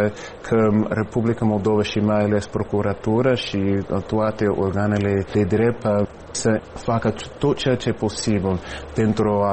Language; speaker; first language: Romanian; non-native, fluent; English